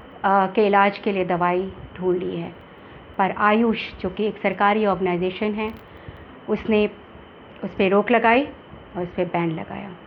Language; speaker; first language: Hindi; native; Hindi